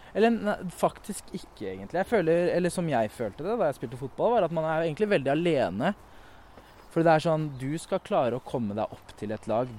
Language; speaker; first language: Norwegian; native; Norwegian